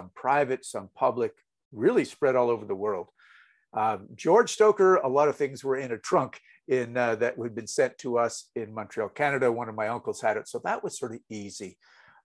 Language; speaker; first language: English; native; English